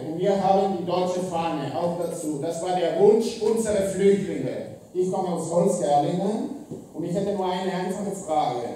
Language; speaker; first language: German; non-native, fluent; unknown